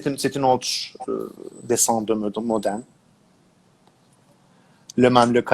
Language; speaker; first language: French; non-native, learner; Turkish